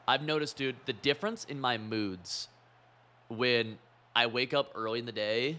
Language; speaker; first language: English; native; English